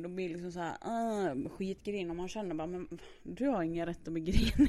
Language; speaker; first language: Swedish; native; Swedish